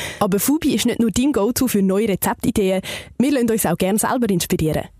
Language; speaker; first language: German; native; German